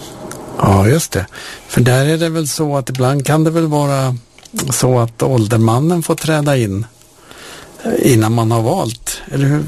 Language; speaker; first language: Swedish; native; Swedish